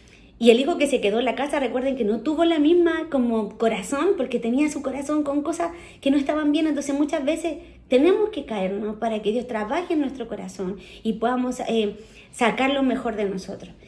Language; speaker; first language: Spanish; native; Spanish